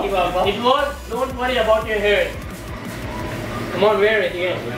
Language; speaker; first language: English; non-native, fluent; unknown